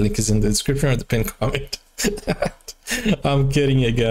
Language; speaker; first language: English; native; English